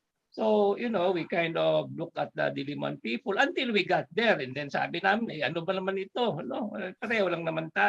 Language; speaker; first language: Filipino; non-native, local second language; Hiligaynon